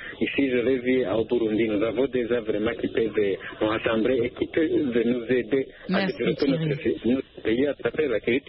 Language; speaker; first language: French; non-native, local second language; Rundi